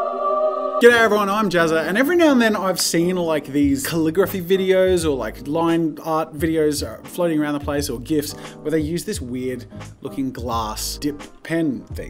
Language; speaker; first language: English; native; English